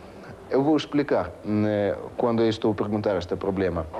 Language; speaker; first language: Portuguese; non-native, learner; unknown